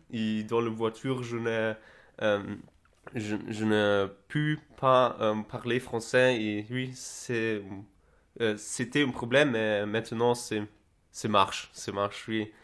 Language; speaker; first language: French; non-native, learner; German